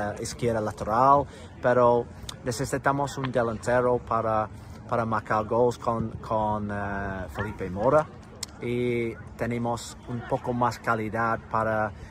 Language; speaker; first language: Spanish; non-native, learner; English